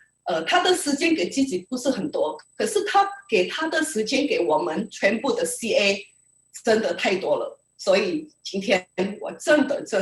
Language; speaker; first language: Chinese; early bilingual, heritage; Indonesian